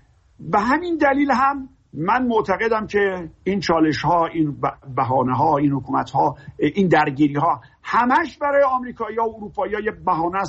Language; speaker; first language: Persian; native; Persian